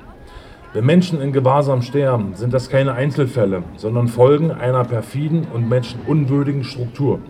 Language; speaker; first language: German; native; German